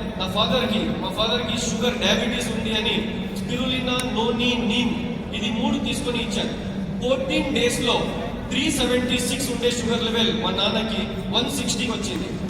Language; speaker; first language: Telugu; non-native, local second language; Urdu